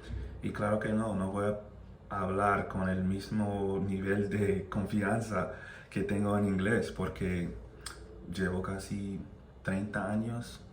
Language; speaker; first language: Spanish; non-native, fluent; English